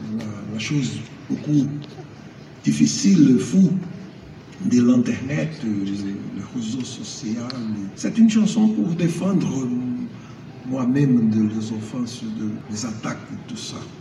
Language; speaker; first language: French; non-native, learner; Portuguese